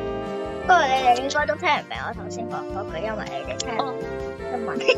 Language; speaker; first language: Chinese; early bilingual, heritage; Cantonese